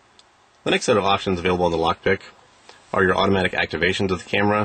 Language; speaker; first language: English; native; English